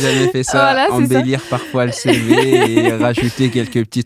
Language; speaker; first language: French; native; French